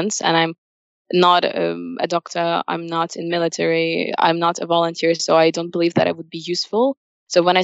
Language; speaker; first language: English; non-native, fluent; Russian